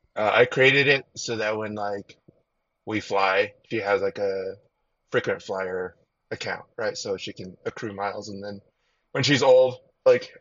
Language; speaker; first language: English; early bilingual, other home language; Chinese